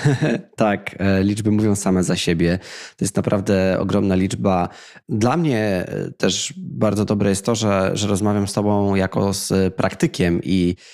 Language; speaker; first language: Polish; native; Polish